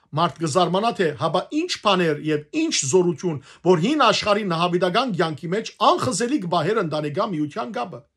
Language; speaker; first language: Armenian; native; Armenian